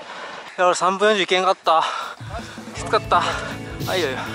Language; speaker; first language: Japanese; native; Japanese